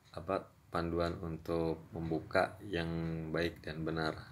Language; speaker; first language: Indonesian; non-native, local second language; Sundanese